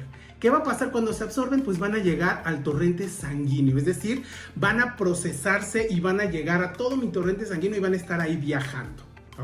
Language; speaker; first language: Spanish; native; Spanish